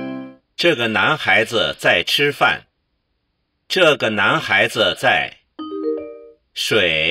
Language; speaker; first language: Chinese; non-native, learner; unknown